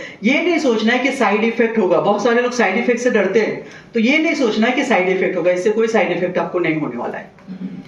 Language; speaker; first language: Hindi; native; Hindi